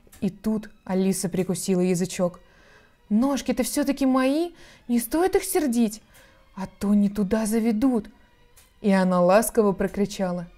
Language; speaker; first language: Russian; native; Russian